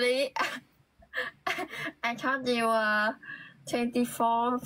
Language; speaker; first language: English; non-native, learner; Vietnamese